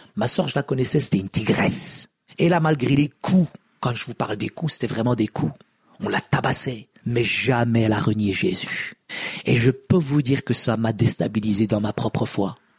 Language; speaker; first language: French; early bilingual, other home language; Arabic